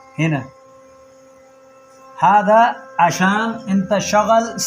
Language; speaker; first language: Arabic; non-native, learner; Punjabi